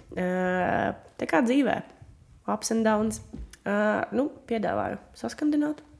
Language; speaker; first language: Latvian; native; Latvian